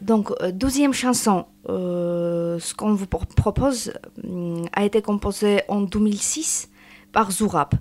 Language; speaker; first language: French; non-native, learner; Georgian